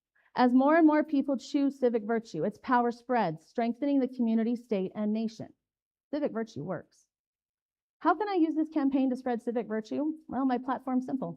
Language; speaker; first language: English; native; English